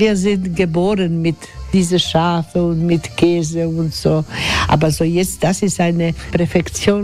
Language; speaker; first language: German; non-native, learner; Croatian